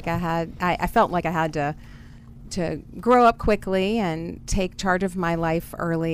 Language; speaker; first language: English; early bilingual, other home language; German